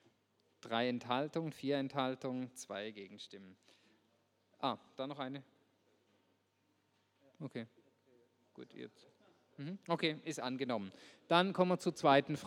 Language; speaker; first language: German; native; German